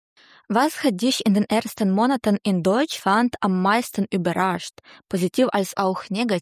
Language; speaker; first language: German; native; German